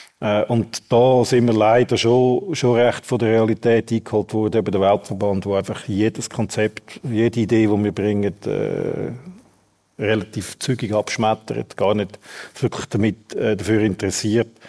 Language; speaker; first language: German; native; German